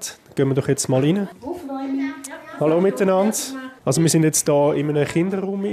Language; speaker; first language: German; native; German